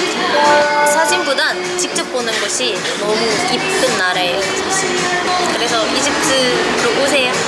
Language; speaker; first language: Korean; non-native, local second language; Arabic